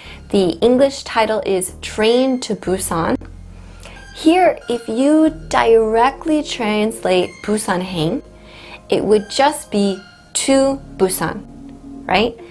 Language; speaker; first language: English; native; English